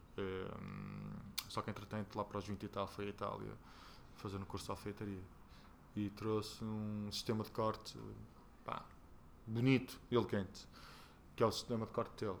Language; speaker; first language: Portuguese; native; Portuguese